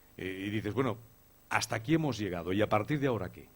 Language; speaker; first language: Spanish; native; Spanish